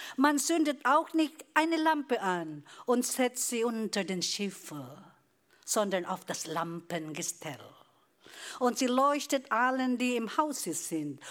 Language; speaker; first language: German; non-native, fluent; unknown